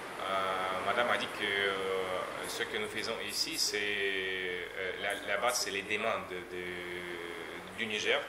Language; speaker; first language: French; non-native, learner; Russian